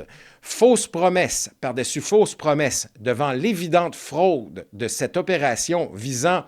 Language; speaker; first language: French; native; French